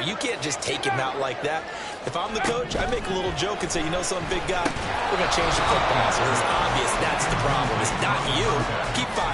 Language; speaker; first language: English; native; English